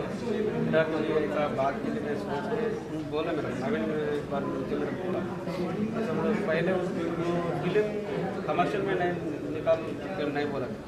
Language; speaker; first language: Hindi; non-native, local second language; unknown